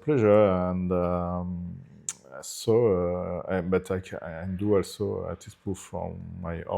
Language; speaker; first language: English; non-native, fluent; Italian